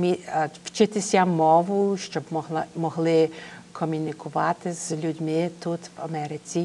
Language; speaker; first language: Ukrainian; early bilingual, heritage; Ukrainian